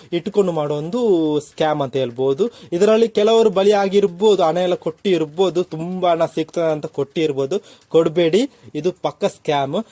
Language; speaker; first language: Kannada; non-native, local second language; Tulu